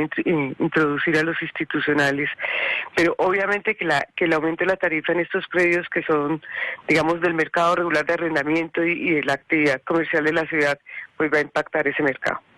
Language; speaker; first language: Spanish; native; Spanish